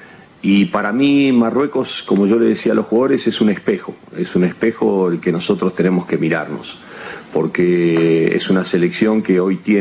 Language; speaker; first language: Spanish; native; Spanish